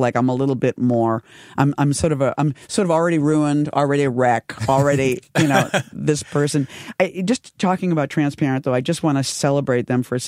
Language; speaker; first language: English; native; English